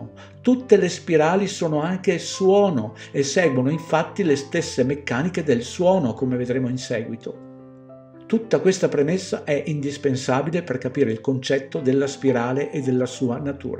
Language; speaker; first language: Italian; native; Italian